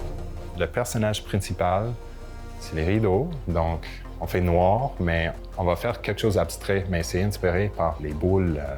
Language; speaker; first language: French; non-native, local second language; English